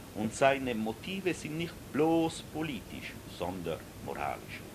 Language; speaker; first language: German; non-native, local second language; Italian